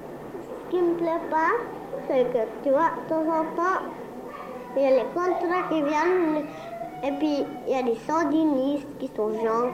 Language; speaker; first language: French; early bilingual, heritage; Spanish